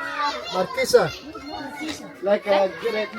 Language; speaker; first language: English; non-native, learner; Indonesian